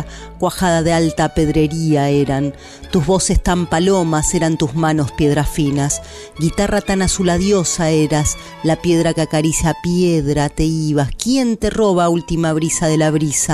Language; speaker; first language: Spanish; native; Spanish